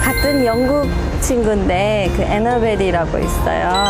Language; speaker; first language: Korean; non-native, fluent; English